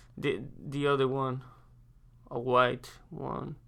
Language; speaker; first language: English; non-native, fluent; Spanish